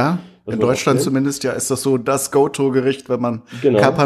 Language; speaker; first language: German; native; German